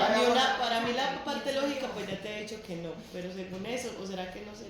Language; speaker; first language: Spanish; native; Spanish